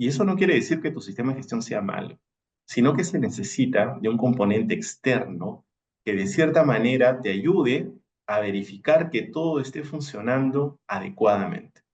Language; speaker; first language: Spanish; native; Spanish